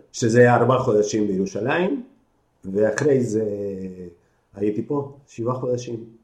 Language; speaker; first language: Hebrew; non-native, fluent; Spanish